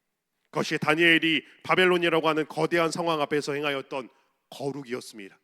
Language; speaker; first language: Korean; native; Korean